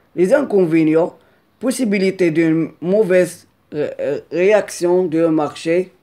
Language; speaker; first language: French; non-native, local second language; Arabic